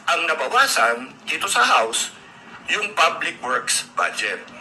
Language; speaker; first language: Filipino; native; Filipino